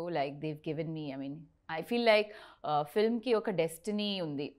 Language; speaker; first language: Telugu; non-native, learner; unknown